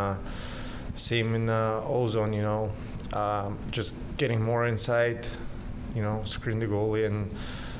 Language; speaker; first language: English; non-native, fluent; Russian